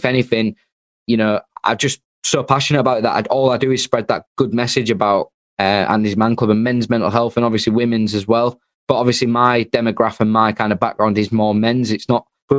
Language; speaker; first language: English; native; English